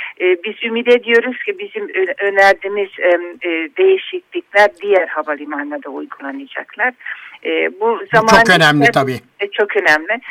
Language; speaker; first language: Turkish; non-native, fluent; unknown